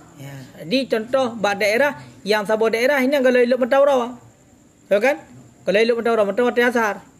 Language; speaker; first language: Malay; non-native, local second language; Achinese